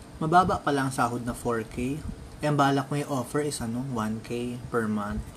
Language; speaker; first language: Filipino; native; Filipino